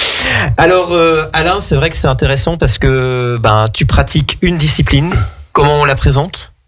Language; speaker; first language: French; native; French